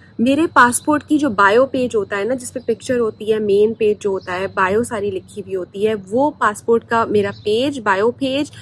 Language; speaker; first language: Urdu; native; Urdu